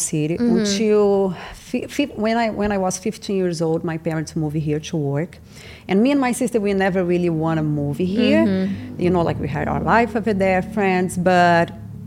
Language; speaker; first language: English; non-native, learner; Portuguese